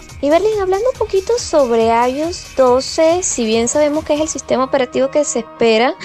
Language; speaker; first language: Spanish; native; Spanish